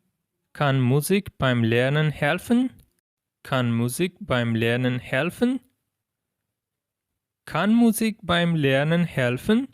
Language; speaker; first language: German; non-native, fluent; Persian